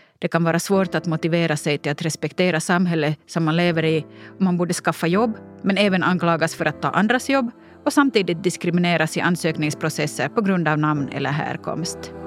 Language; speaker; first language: Swedish; native; Swedish